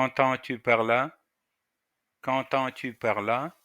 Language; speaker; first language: French; non-native, fluent; Russian